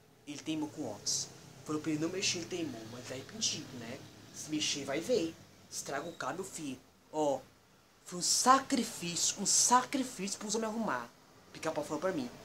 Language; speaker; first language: Portuguese; native; Portuguese